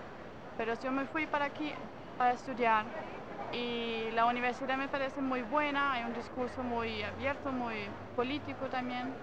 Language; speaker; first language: Spanish; non-native, fluent; German